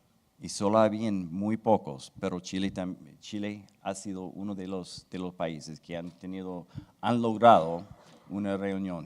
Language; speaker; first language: Spanish; non-native, fluent; English